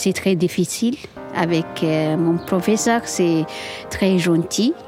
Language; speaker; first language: French; non-native, learner; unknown